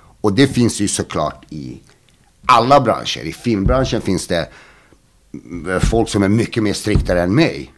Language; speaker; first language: Swedish; early bilingual, other home language; Bosnian